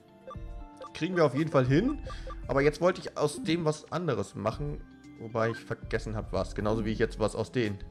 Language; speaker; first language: German; native; German